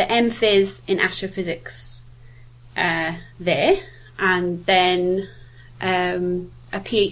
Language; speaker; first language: English; native; English